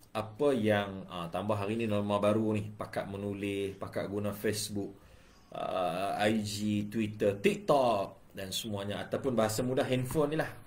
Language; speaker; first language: Malay; native; Malay